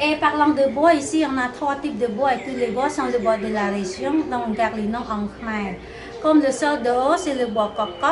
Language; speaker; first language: French; non-native, fluent; Khmer